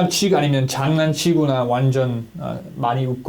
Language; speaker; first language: Korean; non-native, learner; English